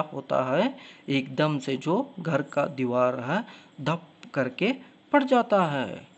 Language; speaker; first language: Hindi; non-native, local second language; Kannada